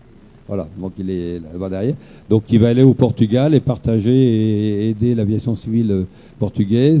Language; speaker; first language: French; native; French